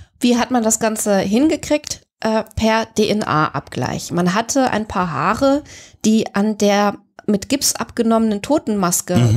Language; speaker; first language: German; native; German